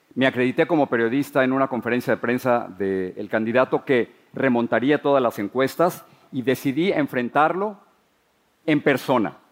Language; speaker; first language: Spanish; native; Spanish